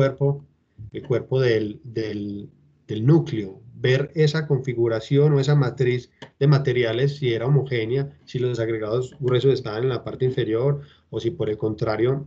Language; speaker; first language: Spanish; native; Spanish